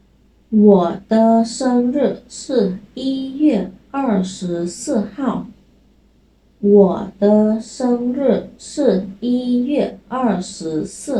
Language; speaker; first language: Chinese; non-native, fluent; Khmer